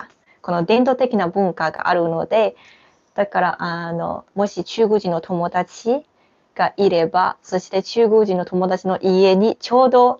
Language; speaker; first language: Japanese; non-native, fluent; Chinese